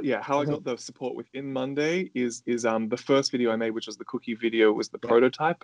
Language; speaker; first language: English; native; English